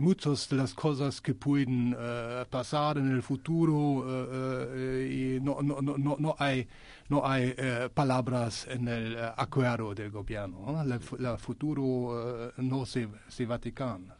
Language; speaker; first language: Spanish; non-native, learner; German